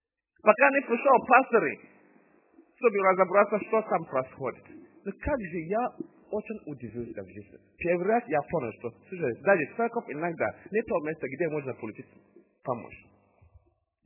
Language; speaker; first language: Russian; non-native, fluent; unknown